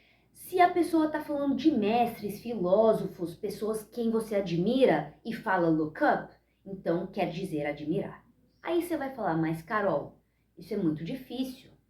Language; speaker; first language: Portuguese; early bilingual, heritage; Portuguese